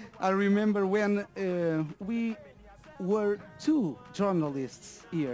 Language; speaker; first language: English; non-native, learner; Portuguese